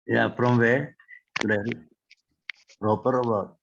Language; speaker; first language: English; non-native, fluent; Indonesian